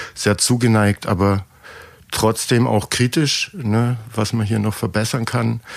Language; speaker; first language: German; native; German